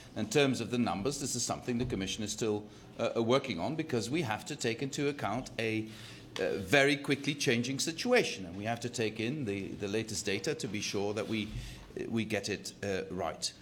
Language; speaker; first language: English; non-native, fluent; Dutch